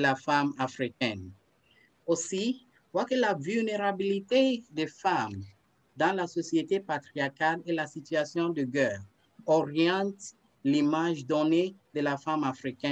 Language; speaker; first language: French; non-native, fluent; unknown